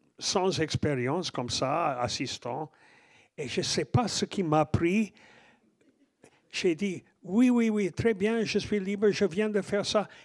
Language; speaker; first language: French; non-native, fluent; English